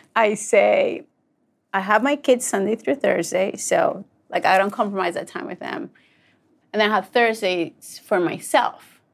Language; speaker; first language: English; non-native, fluent; Spanish